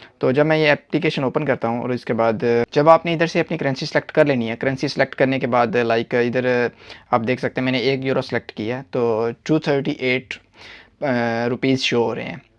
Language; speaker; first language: Hindi; non-native, local second language; Punjabi